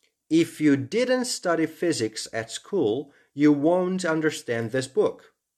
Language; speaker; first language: English; non-native, fluent; Slovak